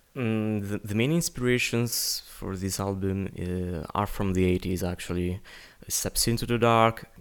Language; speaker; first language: English; non-native, learner; Italian